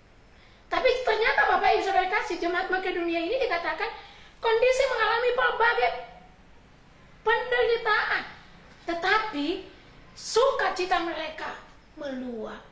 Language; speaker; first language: Indonesian; native; Indonesian